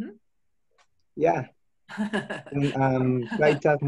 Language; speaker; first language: German; non-native, learner; Spanish